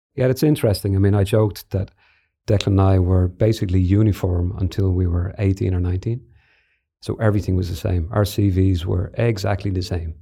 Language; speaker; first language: English; native; English